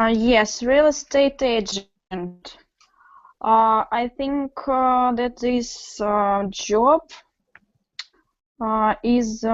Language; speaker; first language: English; non-native, learner; Russian